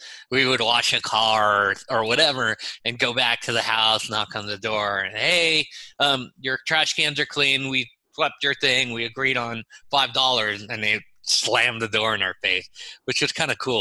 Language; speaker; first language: English; native; English